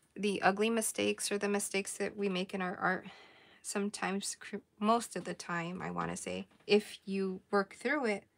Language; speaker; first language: English; early bilingual, other home language; Spanish